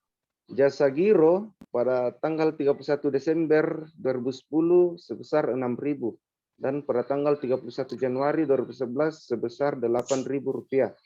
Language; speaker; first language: Indonesian; native; Indonesian